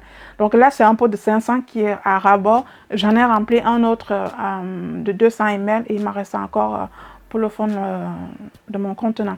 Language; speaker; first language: French; native; French